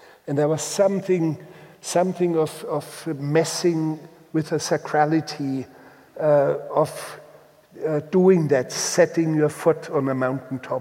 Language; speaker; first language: English; non-native, fluent; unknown